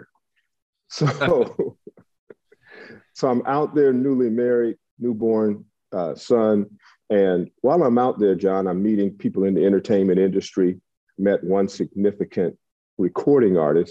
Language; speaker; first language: English; native; English